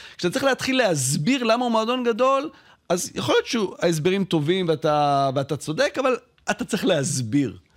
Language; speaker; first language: Hebrew; native; Hebrew